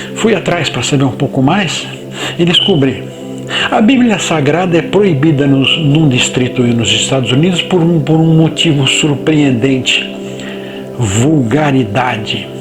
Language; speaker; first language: Portuguese; native; Portuguese